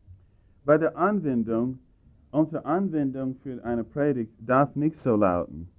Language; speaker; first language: German; non-native, fluent; English